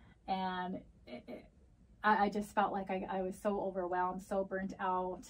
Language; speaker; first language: English; early bilingual, other home language; Spanish